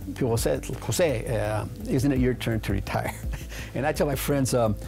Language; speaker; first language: English; native; English